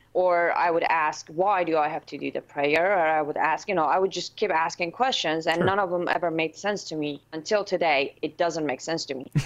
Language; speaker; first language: English; non-native, fluent; Persian